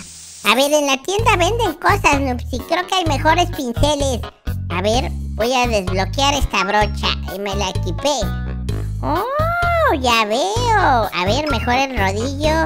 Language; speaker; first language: Spanish; native; Spanish